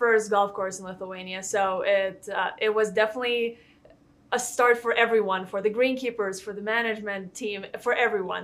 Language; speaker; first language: English; non-native, fluent; Lithuanian